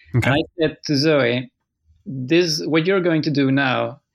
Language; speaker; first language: English; non-native, fluent; Dutch